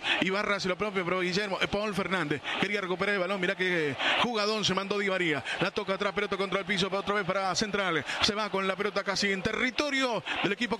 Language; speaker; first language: Spanish; native; Spanish